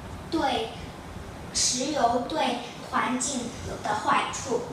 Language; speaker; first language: Chinese; non-native, local second language; Cantonese